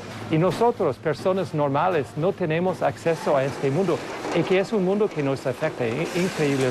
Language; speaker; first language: Spanish; non-native, fluent; English